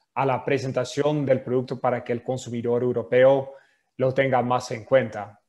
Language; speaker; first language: Spanish; non-native, fluent; Dutch